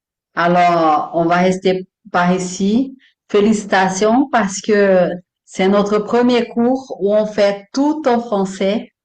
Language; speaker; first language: French; non-native, fluent; Portuguese